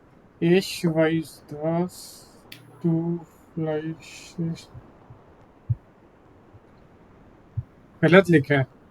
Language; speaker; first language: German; non-native, learner; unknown